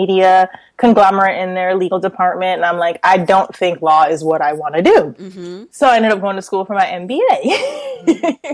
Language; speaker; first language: English; native; English